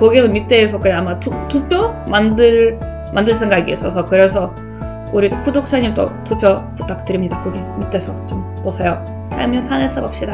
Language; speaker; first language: Korean; non-native, learner; Russian